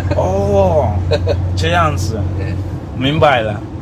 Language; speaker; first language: Chinese; non-native, fluent; Spanish